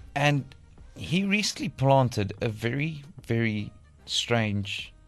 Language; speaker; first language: English; non-native, local second language; Afrikaans